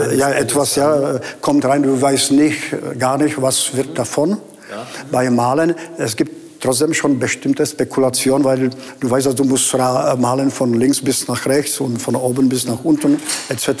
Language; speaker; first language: German; non-native, fluent; Czech